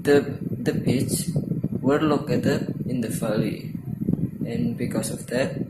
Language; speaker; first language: English; non-native, learner; Indonesian